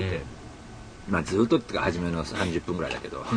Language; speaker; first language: Japanese; native; Japanese